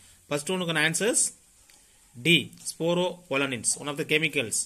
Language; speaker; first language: English; non-native, local second language; Tamil